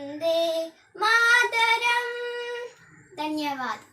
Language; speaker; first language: Hindi; non-native, local second language; Malayalam